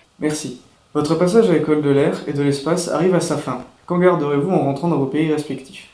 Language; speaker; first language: French; native; French